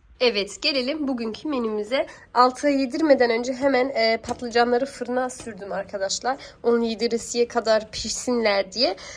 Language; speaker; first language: Turkish; early bilingual, heritage; Turkish